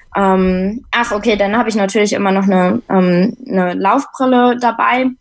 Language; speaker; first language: German; native; German